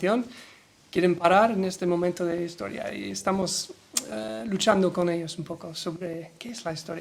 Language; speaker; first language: Spanish; non-native, learner; English